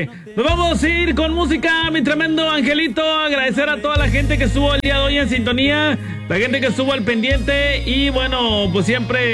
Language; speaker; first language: Spanish; native; Spanish